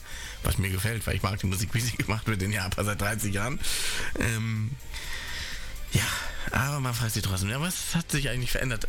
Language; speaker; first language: German; native; German